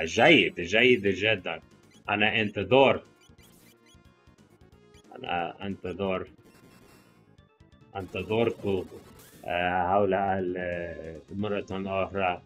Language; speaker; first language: Arabic; non-native, learner; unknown